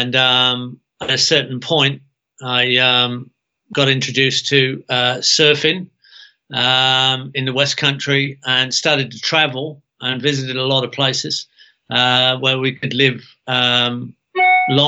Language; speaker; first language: English; native; English